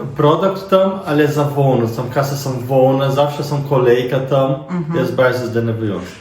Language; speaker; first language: Polish; non-native, learner; Portuguese